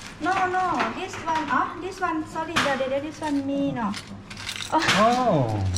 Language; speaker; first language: English; non-native, learner; Thai